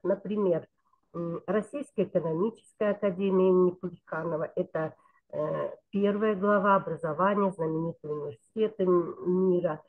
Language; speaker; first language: Russian; non-native, local second language; Kyrgyz